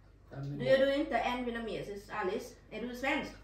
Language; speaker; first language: Swedish; non-native, learner; Vietnamese